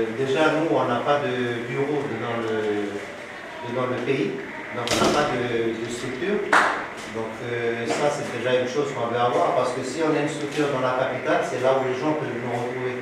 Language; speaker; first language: French; native; French